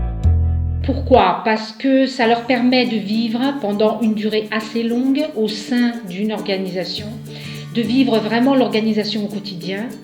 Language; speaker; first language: French; non-native, fluent; Italian